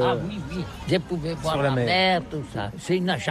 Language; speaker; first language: French; non-native, learner; Catalan